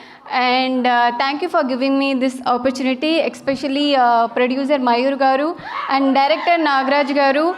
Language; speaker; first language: Telugu; non-native, learner; Tamil